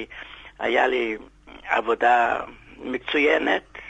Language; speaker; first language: Hebrew; non-native, fluent; Yiddish